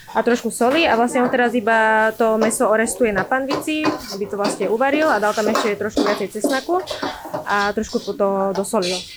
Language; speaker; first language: Slovak; early bilingual, other home language; Vietnamese